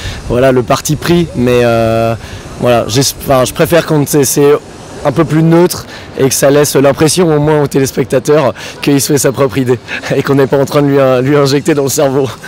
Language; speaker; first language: French; native; French